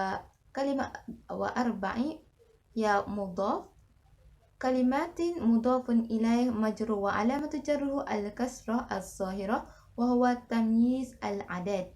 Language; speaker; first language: Arabic; non-native, learner; Malay